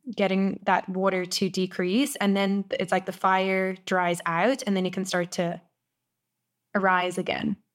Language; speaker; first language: English; native; English